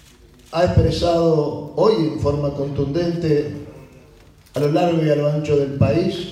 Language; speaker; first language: Spanish; native; Spanish